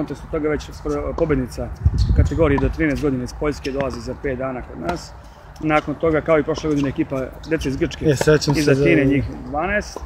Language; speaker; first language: Serbian; native; Serbian